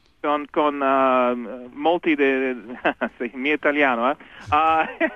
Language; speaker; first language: Italian; non-native, learner; English